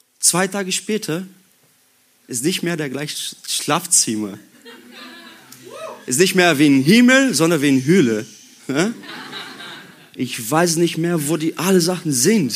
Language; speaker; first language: German; non-native, learner; Portuguese